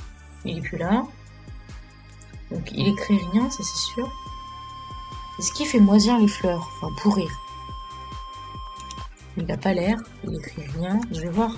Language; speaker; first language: French; native; French